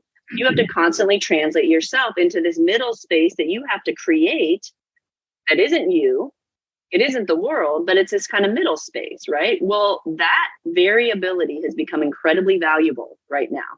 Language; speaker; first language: English; native; English